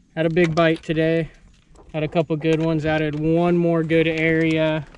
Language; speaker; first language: English; native; English